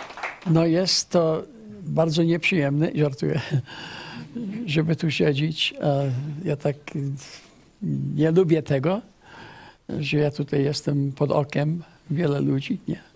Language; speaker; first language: Polish; early bilingual, heritage; English